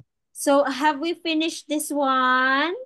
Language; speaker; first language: English; non-native, local second language; Filipino